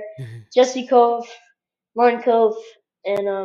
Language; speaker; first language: English; native; English